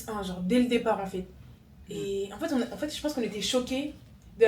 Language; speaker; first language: French; native; French